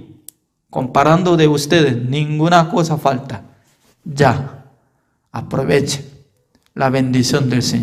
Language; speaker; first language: Spanish; non-native, fluent; Korean